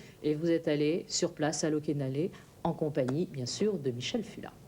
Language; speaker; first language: French; native; French